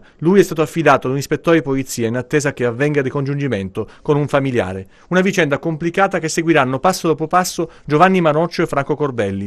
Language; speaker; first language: Italian; native; Italian